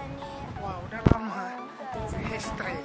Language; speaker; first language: Indonesian; non-native, learner; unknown